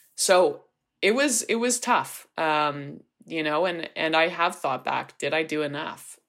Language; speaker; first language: English; native; English